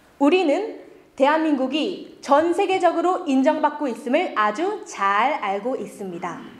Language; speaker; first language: Korean; early bilingual, other home language; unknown